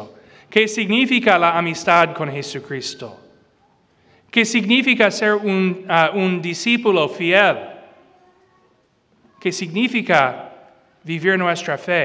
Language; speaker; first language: Spanish; non-native, fluent; English